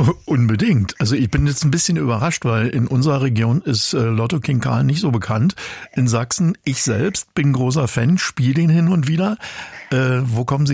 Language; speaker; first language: German; native; German